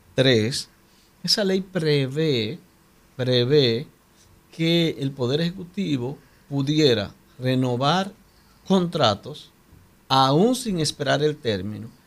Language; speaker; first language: Spanish; native; Spanish